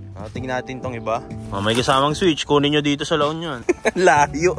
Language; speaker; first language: Filipino; native; Filipino